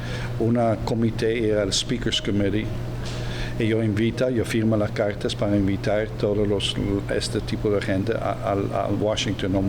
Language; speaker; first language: Spanish; non-native, learner; Dutch